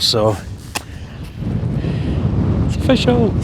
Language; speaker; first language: English; native; English